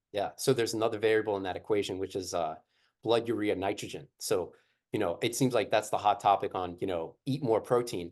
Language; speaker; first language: English; native; English